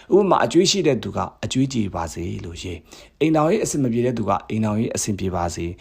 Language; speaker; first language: Burmese; native; Burmese